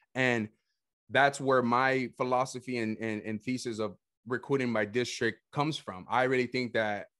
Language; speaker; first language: English; early bilingual, other home language; Spanish